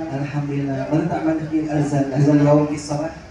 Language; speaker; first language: Arabic; non-native, learner; Indonesian